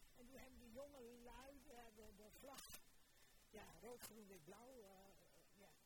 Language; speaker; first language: Dutch; early bilingual, other home language; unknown